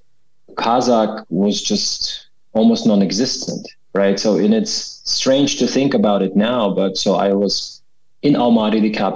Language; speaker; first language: English; non-native, fluent; Russian